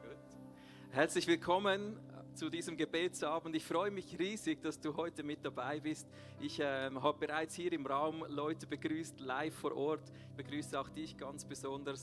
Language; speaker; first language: German; native; German